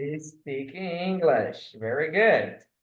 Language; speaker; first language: English; non-native, fluent; Portuguese